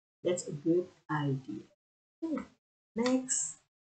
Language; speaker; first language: English; non-native, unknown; Indonesian